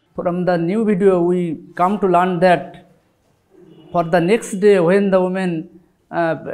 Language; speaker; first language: English; non-native, local second language; Bangla